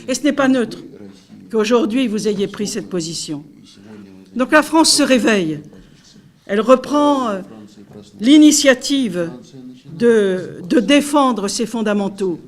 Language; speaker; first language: French; native; French